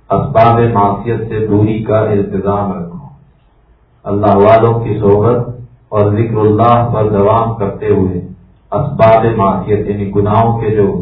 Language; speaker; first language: Urdu; native; Urdu